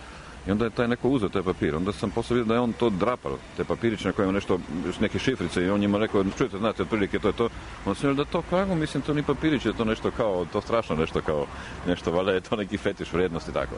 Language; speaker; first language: Croatian; native; Croatian